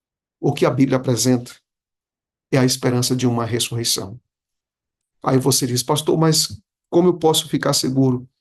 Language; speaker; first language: Portuguese; native; Portuguese